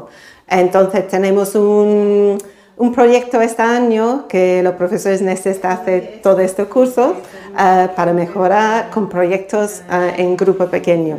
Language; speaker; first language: Spanish; non-native, fluent; English